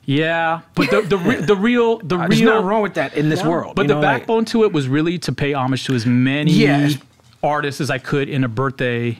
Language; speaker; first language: English; native; English